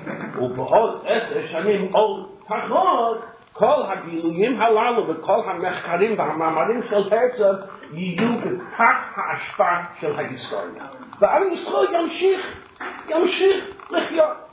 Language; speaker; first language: Hebrew; non-native, fluent; English